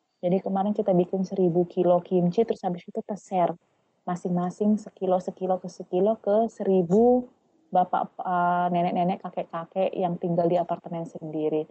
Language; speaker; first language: Indonesian; non-native, local second language; Tetum